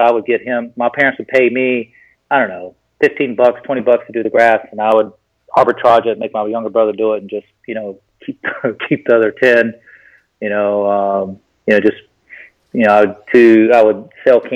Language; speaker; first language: English; native; English